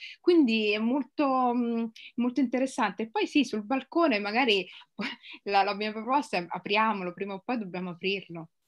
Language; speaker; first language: Italian; native; Italian